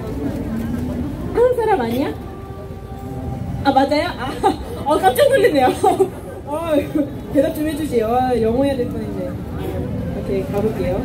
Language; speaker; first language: Korean; non-native, fluent; Japanese